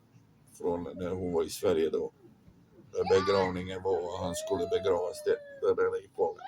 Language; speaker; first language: Swedish; non-native, fluent; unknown